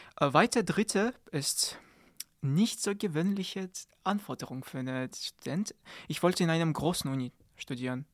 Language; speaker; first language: German; non-native, learner; Kazakh